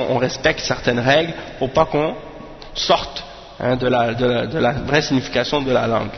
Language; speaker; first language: French; native; French